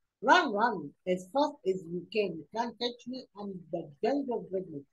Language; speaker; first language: English; non-native, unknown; Arabic